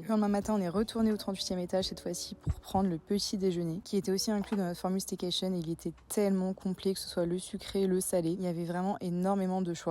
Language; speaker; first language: French; native; French